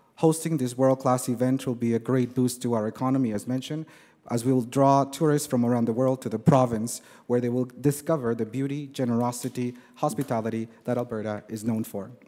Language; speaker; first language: English; native; English